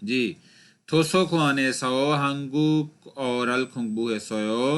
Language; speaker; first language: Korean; non-native, fluent; Urdu